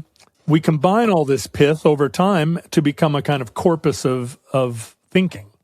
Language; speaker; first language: English; native; English